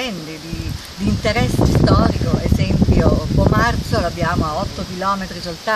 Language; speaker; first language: Italian; native; Italian